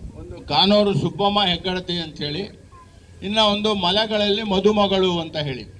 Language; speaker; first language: Kannada; non-native, local second language; Marathi